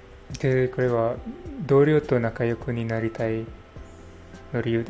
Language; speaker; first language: Japanese; non-native, learner; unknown